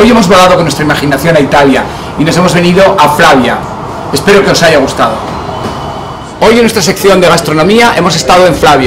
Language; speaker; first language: Spanish; native; Spanish